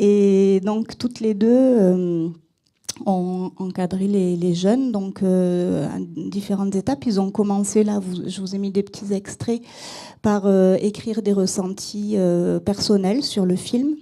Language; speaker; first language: French; native; French